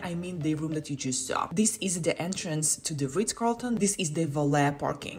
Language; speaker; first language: English; non-native, fluent; Hebrew